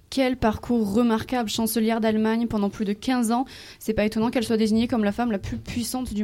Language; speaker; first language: French; native; French